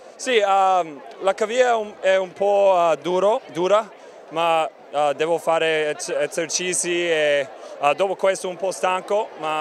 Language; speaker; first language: Italian; non-native, learner; English